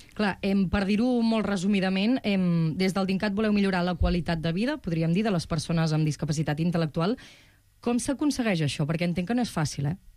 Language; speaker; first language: Catalan; native; Catalan